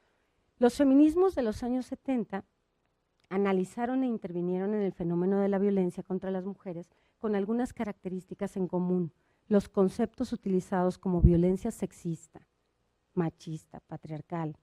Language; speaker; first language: Spanish; native; Spanish